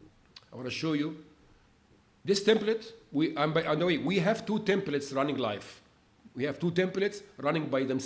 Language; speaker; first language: English; non-native, fluent; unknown